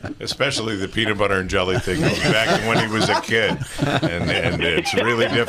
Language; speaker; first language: English; native; English